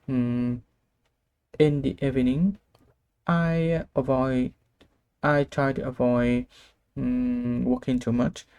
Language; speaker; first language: English; non-native, learner; Vietnamese